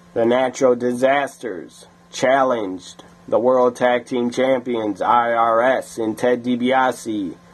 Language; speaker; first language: English; native; English